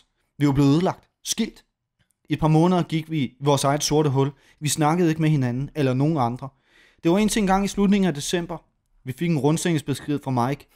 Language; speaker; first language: Danish; native; Danish